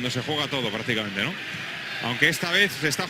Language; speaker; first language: Spanish; native; Spanish